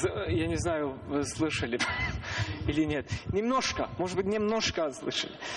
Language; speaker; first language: Russian; non-native, learner; Estonian